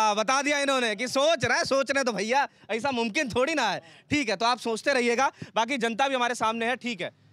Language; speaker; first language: Hindi; native; Hindi